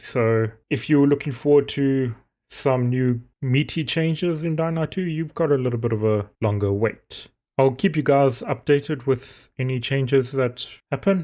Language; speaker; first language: English; native; English